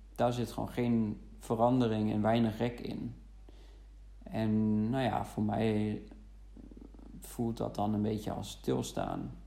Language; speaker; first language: Dutch; non-native, fluent; German